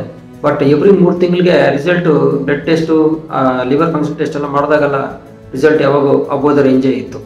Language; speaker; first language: Kannada; non-native, local second language; Telugu